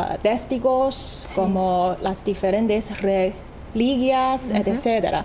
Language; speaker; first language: Spanish; non-native, fluent; Chinese